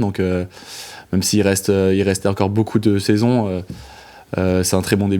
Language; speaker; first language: French; native; French